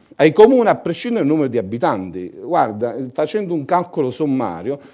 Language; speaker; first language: Italian; native; Italian